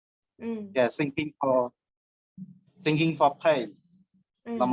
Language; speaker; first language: English; non-native, learner; Khmer